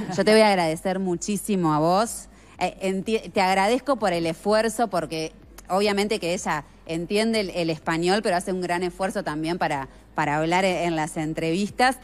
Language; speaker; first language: Spanish; native; Spanish